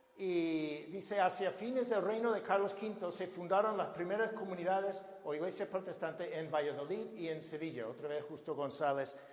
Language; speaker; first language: Spanish; non-native, fluent; English